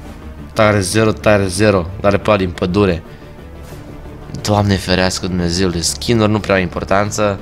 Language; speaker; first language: Romanian; native; Romanian